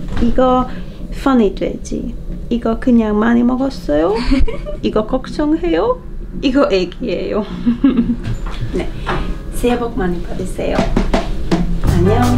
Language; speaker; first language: Korean; non-native, learner; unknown